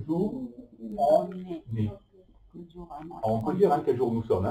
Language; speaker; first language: French; native; French